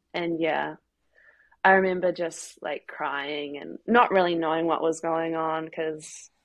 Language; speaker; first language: English; native; English